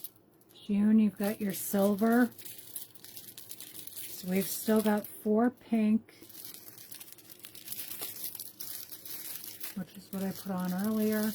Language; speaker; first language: English; native; English